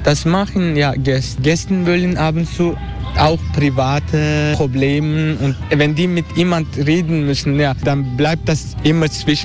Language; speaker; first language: German; non-native, fluent; Turkish